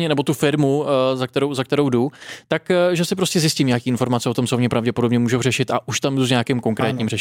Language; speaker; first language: Czech; native; Czech